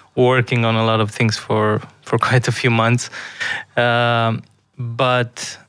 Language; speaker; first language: English; non-native, fluent; Romanian